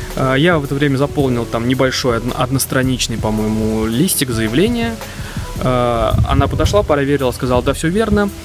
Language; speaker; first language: Russian; native; Russian